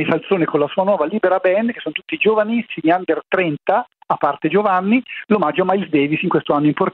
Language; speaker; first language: Italian; native; Italian